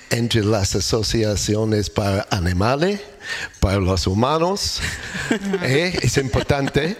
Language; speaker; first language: Spanish; non-native, learner; English